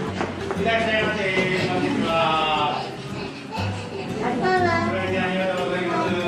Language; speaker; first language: Japanese; native; Japanese